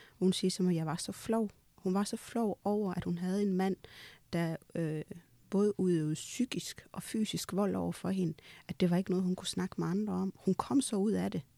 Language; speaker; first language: Danish; early bilingual, other home language; Amharic